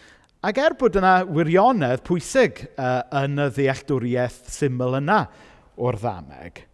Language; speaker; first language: Welsh; native; Welsh